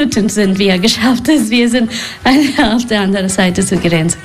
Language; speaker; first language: German; non-native, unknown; Persian